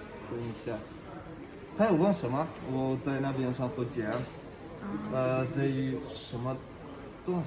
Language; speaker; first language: Chinese; non-native, learner; Tajik